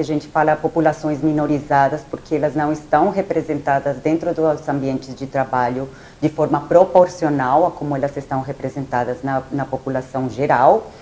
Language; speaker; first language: Portuguese; non-native, fluent; Spanish